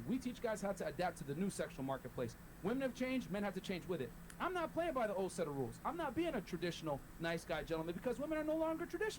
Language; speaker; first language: English; native; English